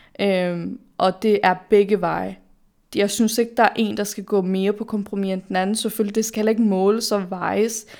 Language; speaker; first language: Danish; early bilingual, other home language; Arabic